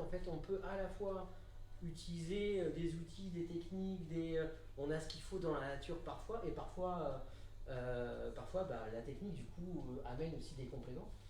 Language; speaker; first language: French; native; French